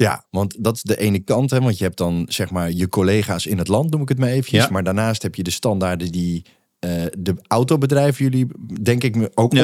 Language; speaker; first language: Dutch; native; Dutch